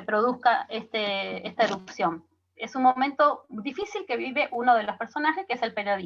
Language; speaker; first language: Spanish; native; Spanish